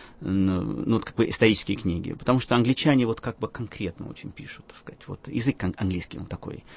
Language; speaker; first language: Russian; early bilingual, other home language; Arabic